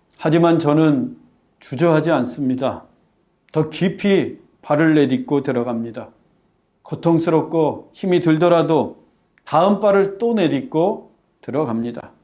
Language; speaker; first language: Korean; native; Korean